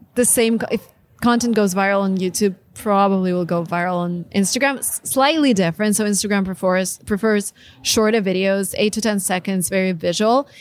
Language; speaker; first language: English; non-native, fluent; Russian